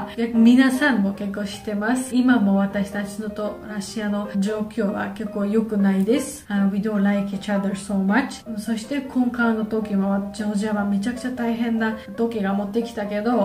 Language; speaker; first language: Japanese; non-native, learner; Georgian